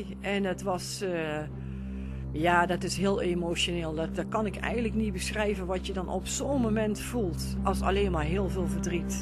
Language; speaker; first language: Dutch; native; Dutch